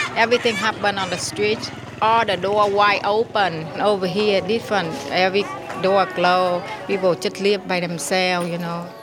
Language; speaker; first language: English; non-native, learner; Vietnamese